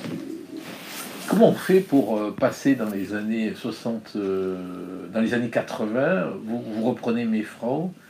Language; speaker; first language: French; native; French